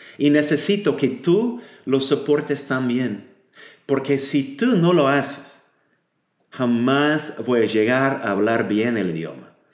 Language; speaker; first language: Spanish; non-native, fluent; English